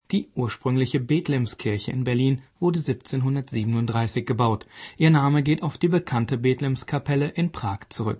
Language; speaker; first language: German; native; German